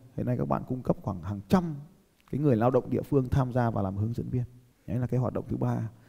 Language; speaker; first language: Vietnamese; native; Vietnamese